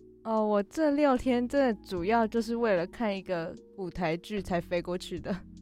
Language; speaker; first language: Chinese; native; Chinese